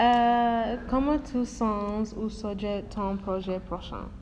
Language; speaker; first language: French; non-native, learner; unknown